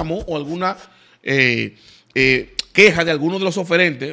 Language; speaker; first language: Spanish; native; Spanish